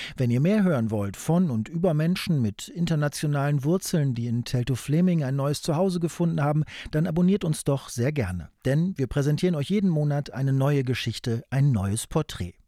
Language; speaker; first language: German; native; German